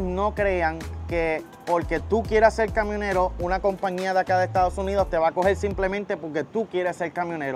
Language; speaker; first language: Spanish; native; Spanish